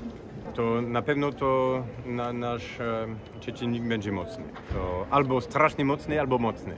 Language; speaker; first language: Polish; non-native, fluent; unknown